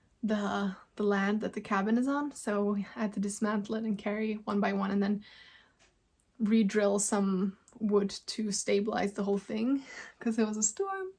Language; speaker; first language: English; non-native, fluent; Norwegian